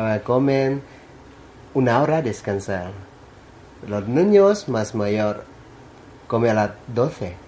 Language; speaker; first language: Spanish; non-native, learner; Thai